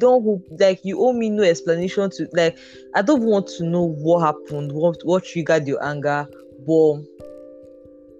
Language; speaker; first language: English; non-native, local second language; Igbo